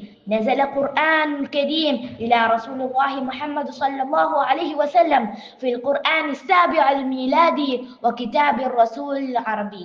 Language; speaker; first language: Arabic; non-native, learner; Malayalam